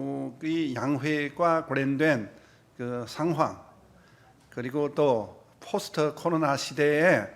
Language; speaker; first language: Korean; non-native, fluent; Chinese